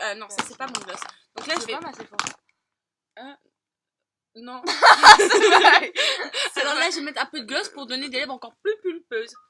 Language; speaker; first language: French; native; French